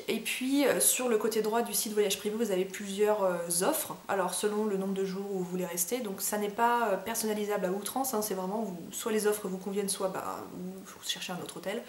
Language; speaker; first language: French; native; French